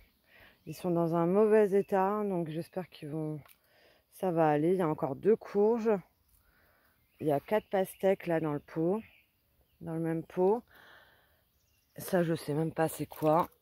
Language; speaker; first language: French; native; French